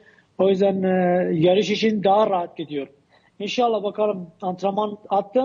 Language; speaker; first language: Turkish; non-native, learner; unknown